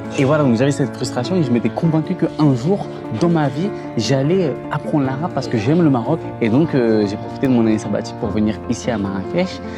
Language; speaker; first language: French; native; French